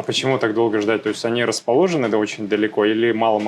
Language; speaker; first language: Russian; native; Russian